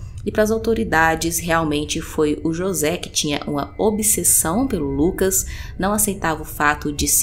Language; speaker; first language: Portuguese; native; Portuguese